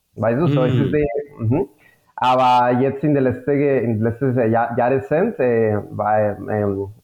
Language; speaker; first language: German; non-native, fluent; Spanish